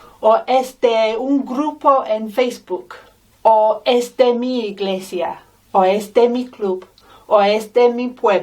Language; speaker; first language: Spanish; non-native, fluent; English